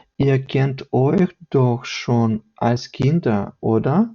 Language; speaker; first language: German; non-native, fluent; Ukrainian